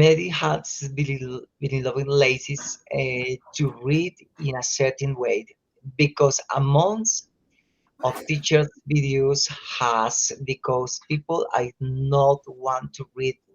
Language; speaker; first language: English; non-native, learner; Spanish